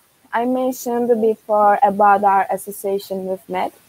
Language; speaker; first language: English; non-native, fluent; Turkish